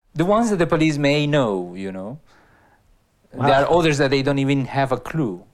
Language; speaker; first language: English; non-native, fluent; Spanish